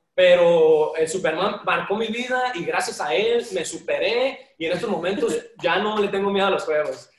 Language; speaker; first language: Spanish; native; Spanish